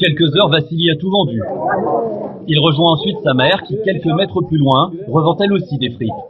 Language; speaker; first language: French; native; French